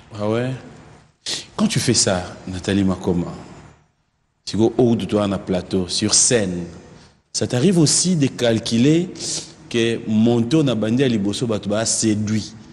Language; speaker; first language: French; non-native, local second language; Lingala